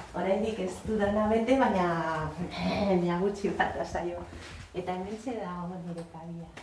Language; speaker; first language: Basque; non-native, local second language; Spanish